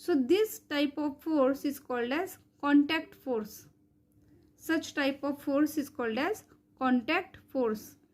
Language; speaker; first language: English; non-native, local second language; Marathi